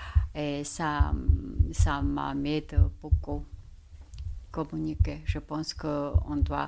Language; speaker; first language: French; non-native, learner; Georgian